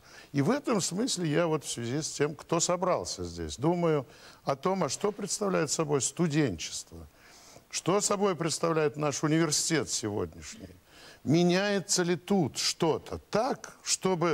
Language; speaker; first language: Russian; native; Russian